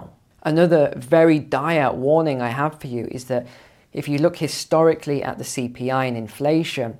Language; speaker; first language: English; native; English